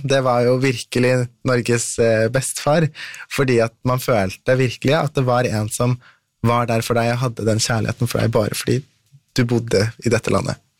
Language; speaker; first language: Norwegian; early bilingual, other home language; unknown